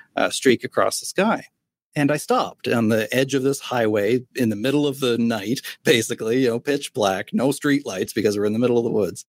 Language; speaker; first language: English; native; English